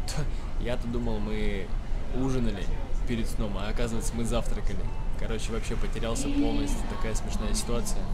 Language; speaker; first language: Russian; native; Russian